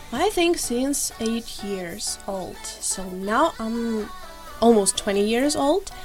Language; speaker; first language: English; non-native, fluent; Ukrainian